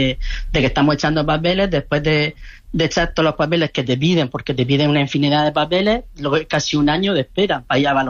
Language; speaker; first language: Spanish; native; Spanish